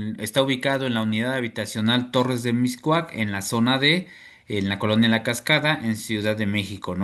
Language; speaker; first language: Spanish; native; Spanish